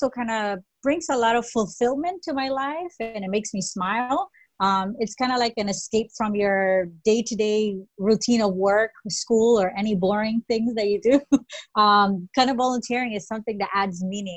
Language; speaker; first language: English; early bilingual, other home language; Spanish